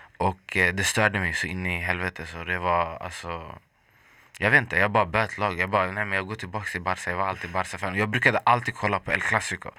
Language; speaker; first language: Swedish; early bilingual, other home language; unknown